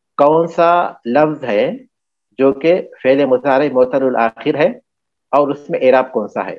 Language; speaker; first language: Urdu; native; Urdu